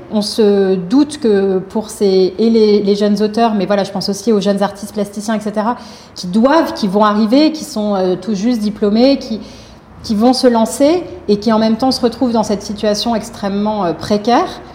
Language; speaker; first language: French; native; French